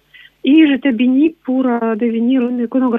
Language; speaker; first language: French; non-native, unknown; Russian